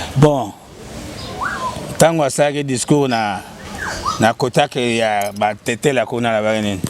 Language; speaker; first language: Lingala; non-native, local second language; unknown